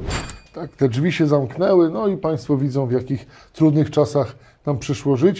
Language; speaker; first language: Polish; native; Polish